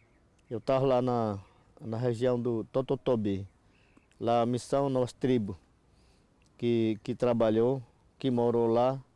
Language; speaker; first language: Portuguese; non-native, local second language; Yanomámi